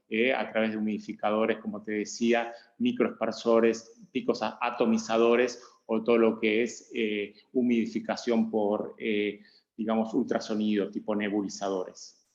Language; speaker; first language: Spanish; native; Spanish